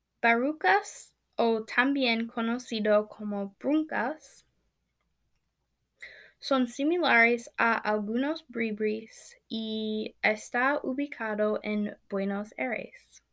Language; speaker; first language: Spanish; non-native, learner; English